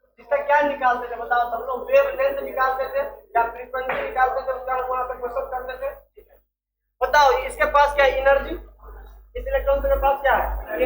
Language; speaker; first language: Hindi; native; Hindi